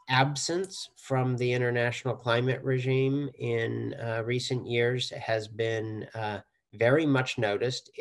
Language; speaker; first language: English; native; English